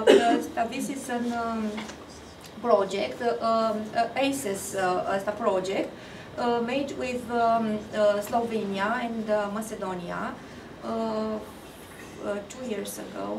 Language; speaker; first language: English; non-native, fluent; Romanian